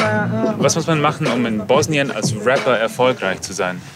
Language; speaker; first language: German; native; German